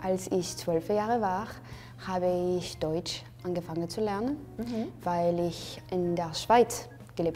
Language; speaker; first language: German; non-native, fluent; Portuguese